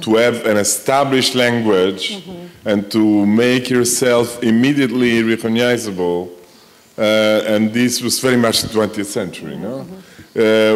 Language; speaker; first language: English; non-native, fluent; Italian